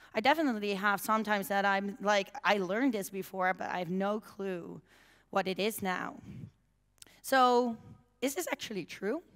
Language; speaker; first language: English; non-native, fluent; Dutch